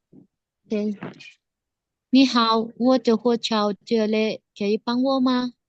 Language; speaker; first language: Chinese; non-native, learner; Indonesian